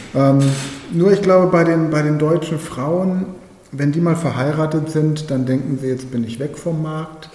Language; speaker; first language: German; native; German